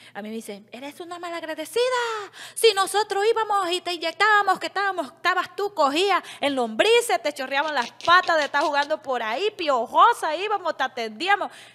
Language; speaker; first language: Spanish; native; Spanish